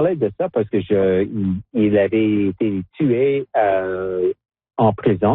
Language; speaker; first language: French; non-native, local second language; English